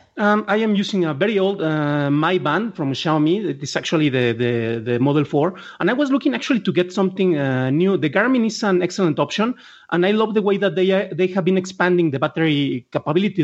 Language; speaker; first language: English; non-native, fluent; Spanish